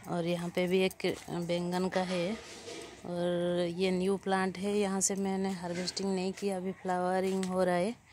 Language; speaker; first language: Hindi; non-native, local second language; Odia